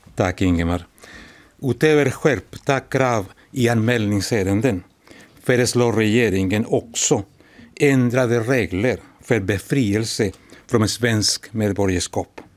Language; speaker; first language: Swedish; non-native, fluent; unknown